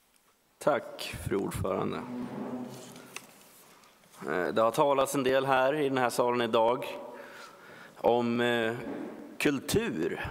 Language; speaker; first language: Swedish; native; Swedish